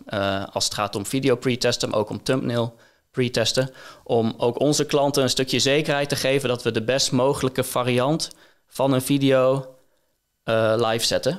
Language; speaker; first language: Dutch; native; Dutch